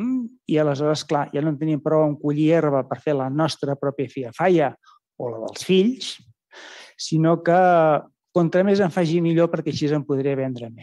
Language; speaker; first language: Catalan; native; Catalan